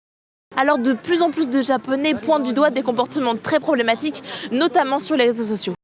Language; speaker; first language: French; native; French